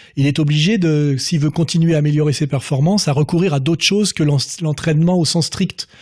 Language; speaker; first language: French; native; French